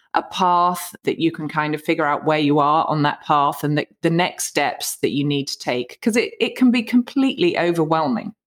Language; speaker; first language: English; native; English